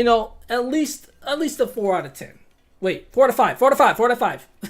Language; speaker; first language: English; native; English